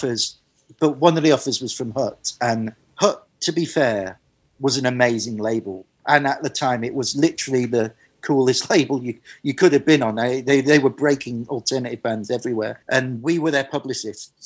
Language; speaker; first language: English; native; English